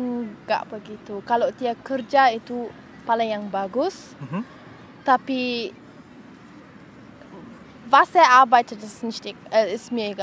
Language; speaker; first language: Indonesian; early bilingual, heritage; German